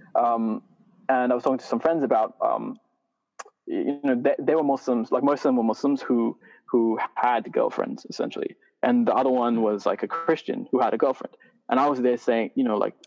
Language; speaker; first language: English; non-native, fluent; Arabic